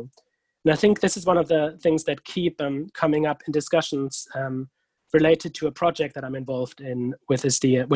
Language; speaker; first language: English; non-native, fluent; German